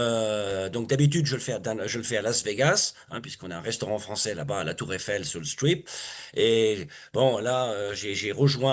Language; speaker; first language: French; native; French